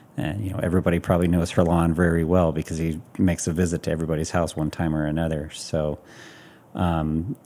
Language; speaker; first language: English; native; English